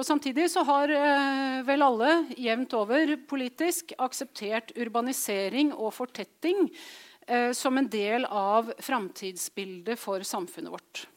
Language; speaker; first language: Norwegian; native; Norwegian